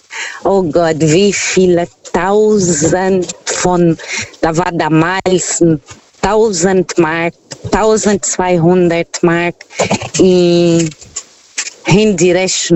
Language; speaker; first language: German; non-native, fluent; Portuguese